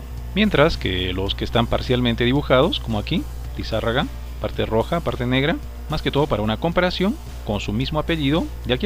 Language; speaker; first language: Spanish; native; Spanish